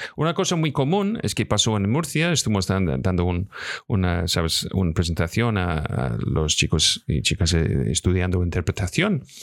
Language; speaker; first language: Spanish; non-native, fluent; English